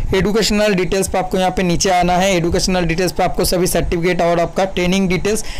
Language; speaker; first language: Hindi; non-native, local second language; Bangla